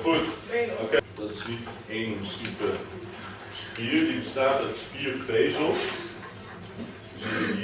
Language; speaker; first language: Dutch; native; Dutch